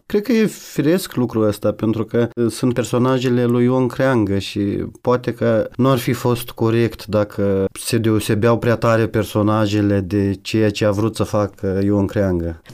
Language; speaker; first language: Romanian; native; Romanian